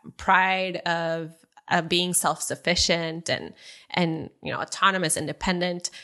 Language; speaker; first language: English; early bilingual, other home language; Spanish